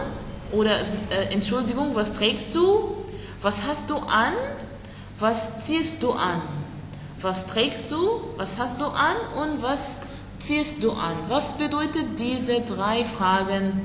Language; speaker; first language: German; non-native, fluent; Arabic